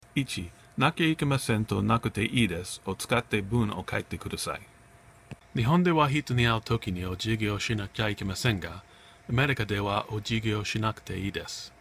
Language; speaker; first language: Japanese; non-native, learner; English